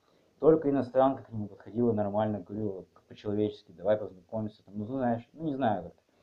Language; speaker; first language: Russian; native; Russian